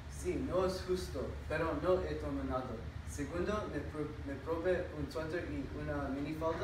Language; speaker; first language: Spanish; non-native, learner; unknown